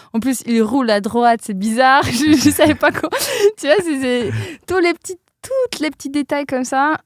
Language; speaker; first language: French; non-native, fluent; Polish